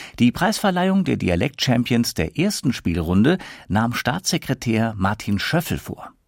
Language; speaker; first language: German; native; German